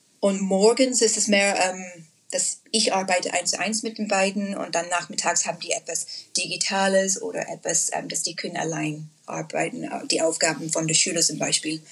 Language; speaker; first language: German; non-native, learner; English